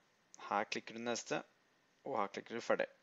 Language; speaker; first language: Norwegian; native; Norwegian